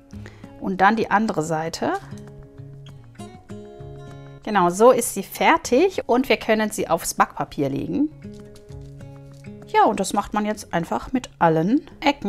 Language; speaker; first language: German; native; German